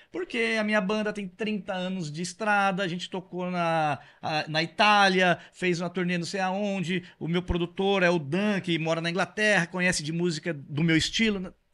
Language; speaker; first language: Portuguese; native; Portuguese